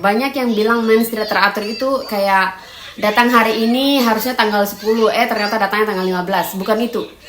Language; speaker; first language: Indonesian; native; Indonesian